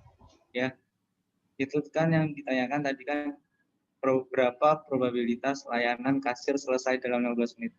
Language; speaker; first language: Indonesian; native; Indonesian